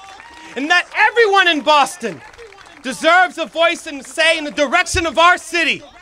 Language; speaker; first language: English; native; English